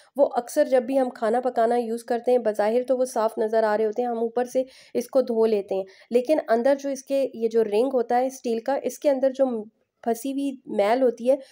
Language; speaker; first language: Urdu; native; Urdu